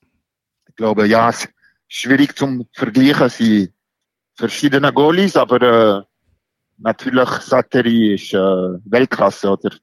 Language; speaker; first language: German; non-native, local second language; French